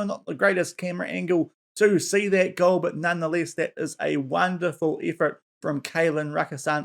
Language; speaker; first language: English; native; English